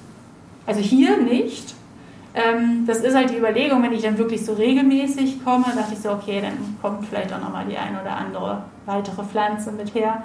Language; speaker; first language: German; native; German